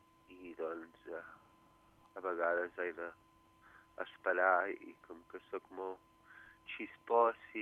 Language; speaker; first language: Catalan; early bilingual, heritage; Catalan